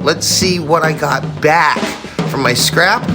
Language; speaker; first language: English; native; English